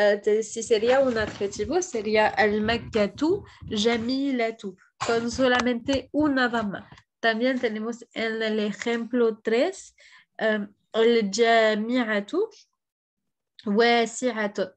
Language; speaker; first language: Spanish; non-native, fluent; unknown